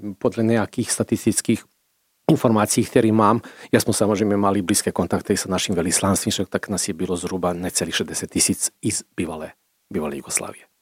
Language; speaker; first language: Czech; non-native, fluent; Serbian